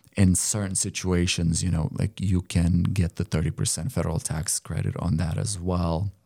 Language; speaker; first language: English; non-native, fluent; Lithuanian